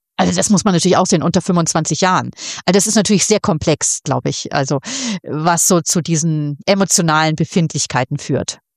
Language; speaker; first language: German; native; German